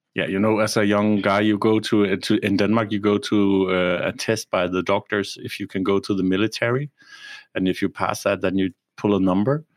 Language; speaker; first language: English; non-native, fluent; Danish